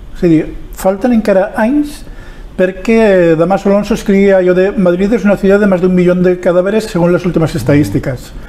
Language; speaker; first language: Catalan; non-native, local second language; Spanish